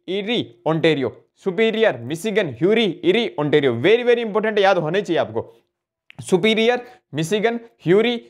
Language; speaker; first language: Hindi; native; Hindi